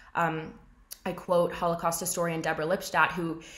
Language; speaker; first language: English; native; English